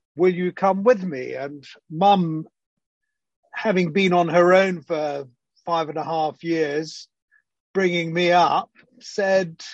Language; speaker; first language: English; early bilingual, other home language; Greek